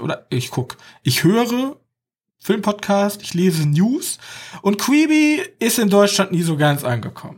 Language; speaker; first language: German; native; German